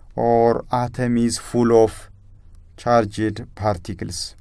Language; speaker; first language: English; non-native, local second language; Amharic